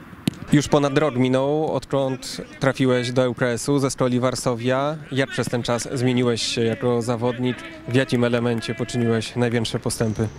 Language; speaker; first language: Polish; native; Polish